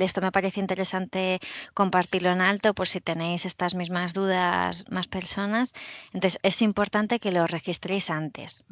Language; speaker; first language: Spanish; native; Spanish